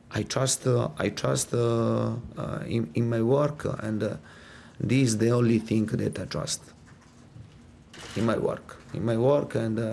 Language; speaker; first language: English; non-native, fluent; Italian